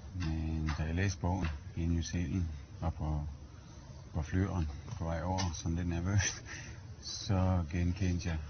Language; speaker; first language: Danish; early bilingual, heritage; English